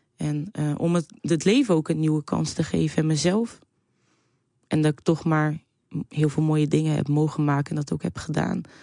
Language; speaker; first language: Dutch; native; Dutch